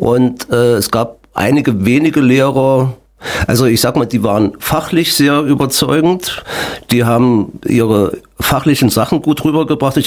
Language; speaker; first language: German; native; German